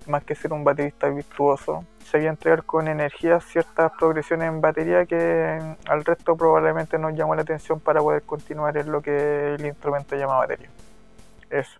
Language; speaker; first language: Spanish; native; Spanish